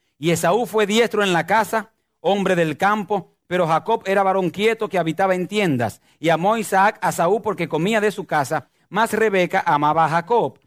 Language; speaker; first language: Spanish; native; Spanish